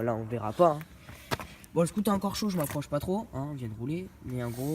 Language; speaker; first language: French; native; French